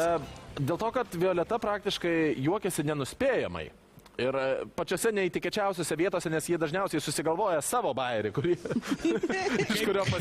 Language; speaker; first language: Lithuanian; native; Lithuanian